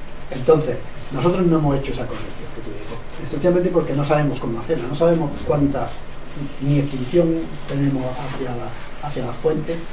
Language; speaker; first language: Spanish; native; Spanish